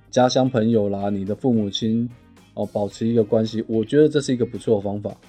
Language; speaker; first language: Chinese; non-native, local second language; Min Nan Chinese